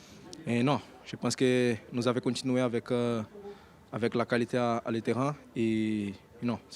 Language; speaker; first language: French; non-native, learner; Portuguese